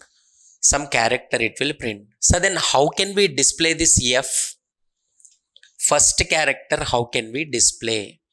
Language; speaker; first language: English; non-native, local second language; Telugu